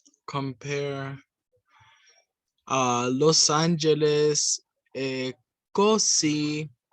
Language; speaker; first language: Italian; non-native, learner; English